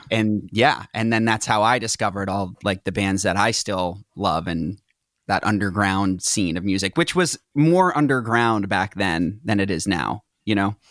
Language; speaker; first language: English; native; English